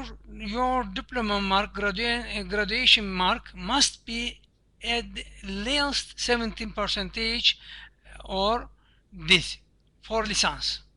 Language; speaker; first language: English; non-native, learner; Turkish